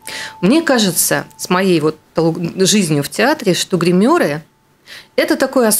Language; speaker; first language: Russian; native; Russian